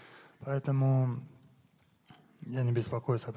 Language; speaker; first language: Russian; non-native, local second language; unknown